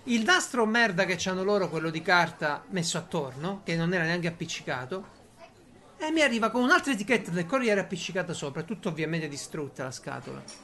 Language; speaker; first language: Italian; native; Italian